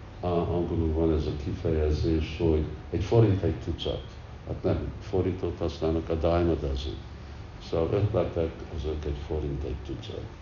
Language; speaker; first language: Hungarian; early bilingual, heritage; Hungarian